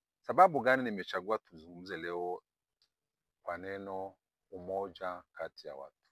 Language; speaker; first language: Swahili; non-native, local second language; Kinyarwanda